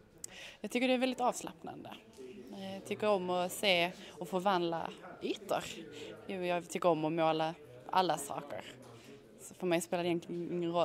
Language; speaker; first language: Swedish; native; Swedish